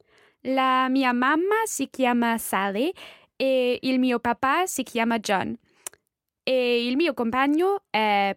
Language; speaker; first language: Italian; non-native, learner; English